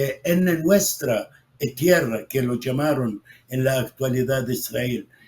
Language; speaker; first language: Spanish; non-native, fluent; Arabic